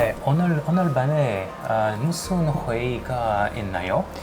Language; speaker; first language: Korean; non-native, learner; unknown